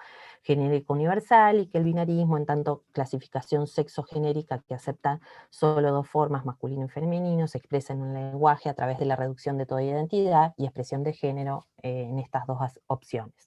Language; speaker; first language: Spanish; native; Spanish